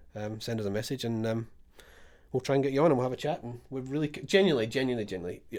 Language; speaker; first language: English; native; English